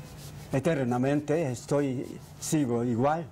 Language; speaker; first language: Spanish; non-native, fluent; Japanese